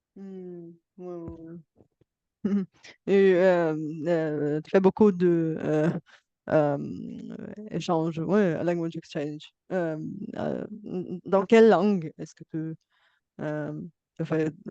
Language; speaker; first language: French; non-native, fluent; Bulgarian